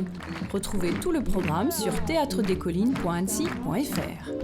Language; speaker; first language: French; native; French